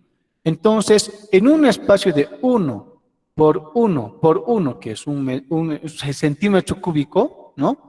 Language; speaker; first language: Spanish; native; Spanish